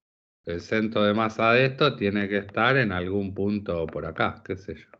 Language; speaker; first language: Spanish; native; Spanish